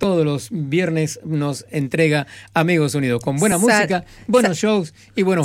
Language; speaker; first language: Spanish; native; Spanish